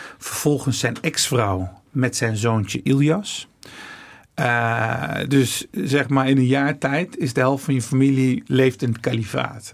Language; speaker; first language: Dutch; early bilingual, other home language; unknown